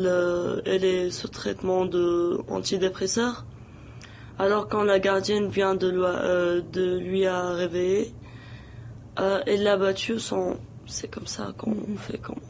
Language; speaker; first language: French; non-native, local second language; Arabic